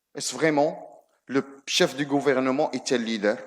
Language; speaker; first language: French; non-native, local second language; Arabic